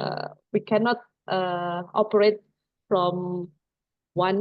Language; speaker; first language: English; non-native, fluent; Indonesian